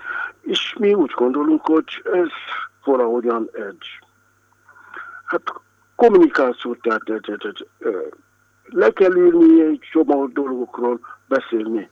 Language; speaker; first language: Hungarian; non-native, fluent; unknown